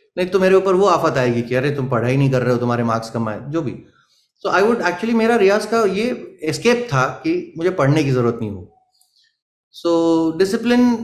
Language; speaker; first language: Hindi; native; Hindi